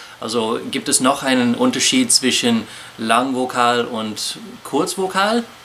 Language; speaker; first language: German; non-native, fluent; English